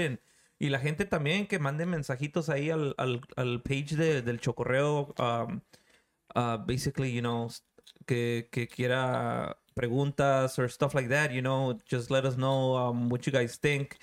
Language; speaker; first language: English; early bilingual, other home language; Spanish